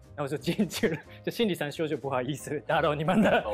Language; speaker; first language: Chinese; non-native, fluent; Japanese